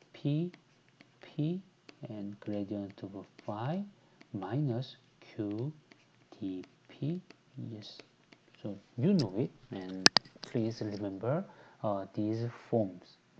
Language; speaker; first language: English; non-native, fluent; Korean